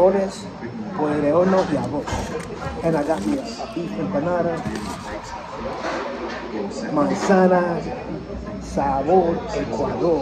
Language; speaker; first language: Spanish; early bilingual, heritage; English